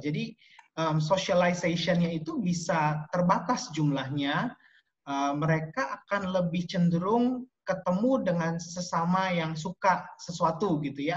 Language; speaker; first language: Indonesian; native; Indonesian